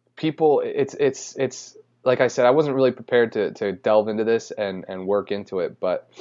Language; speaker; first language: English; native; English